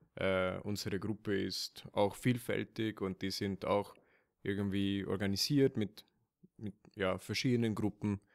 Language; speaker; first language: German; non-native, fluent; Spanish